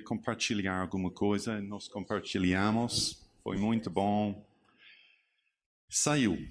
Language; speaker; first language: Portuguese; non-native, learner; English